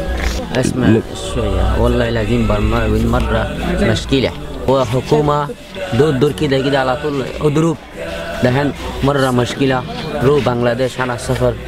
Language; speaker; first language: Arabic; non-native, learner; Rohingya